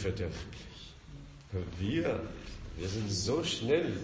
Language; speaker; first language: German; non-native, fluent; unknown